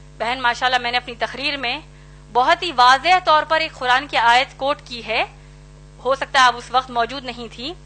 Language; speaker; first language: Urdu; native; Urdu